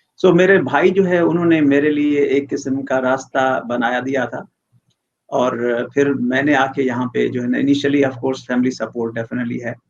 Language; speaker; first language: Urdu; non-native, local second language; Sindhi